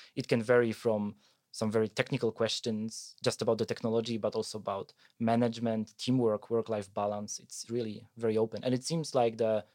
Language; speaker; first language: English; non-native, fluent; Polish